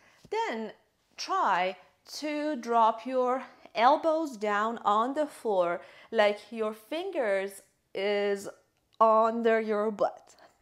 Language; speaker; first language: English; non-native, fluent; Persian